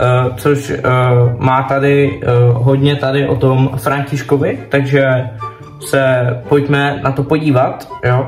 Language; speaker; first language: Czech; native; Czech